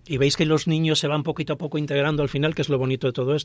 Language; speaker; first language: Spanish; native; Spanish